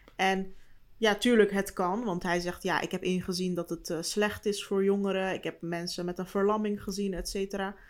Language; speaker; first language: Dutch; early bilingual, other home language; Turkish